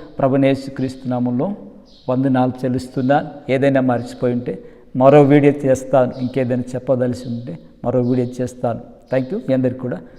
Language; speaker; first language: Telugu; non-native, local second language; Koya